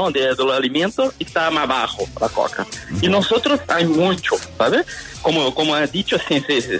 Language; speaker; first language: Spanish; non-native, learner; Portuguese